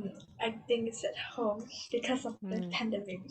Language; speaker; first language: English; non-native, learner; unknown